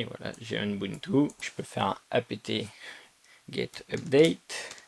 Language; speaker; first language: French; native; French